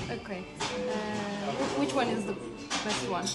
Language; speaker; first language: English; non-native, learner; Turkish